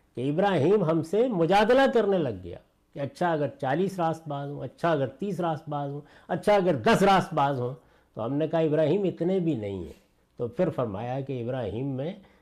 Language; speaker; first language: Urdu; non-native, local second language; Punjabi